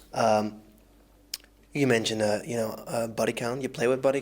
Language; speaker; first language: English; non-native, fluent; Dutch